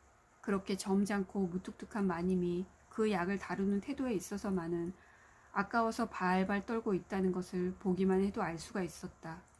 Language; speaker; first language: Korean; native; Korean